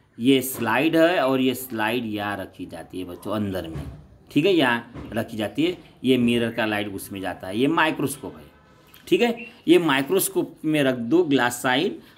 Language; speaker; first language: Hindi; non-native, local second language; Marathi